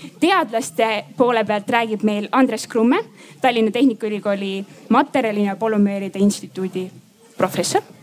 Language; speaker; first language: Estonian; native; Estonian